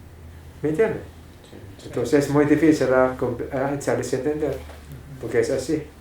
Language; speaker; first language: Spanish; non-native, fluent; English